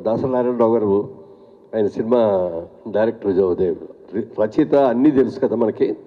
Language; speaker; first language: Telugu; native; Telugu